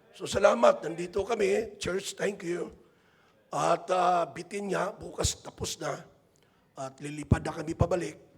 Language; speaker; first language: Filipino; non-native, local second language; Hiligaynon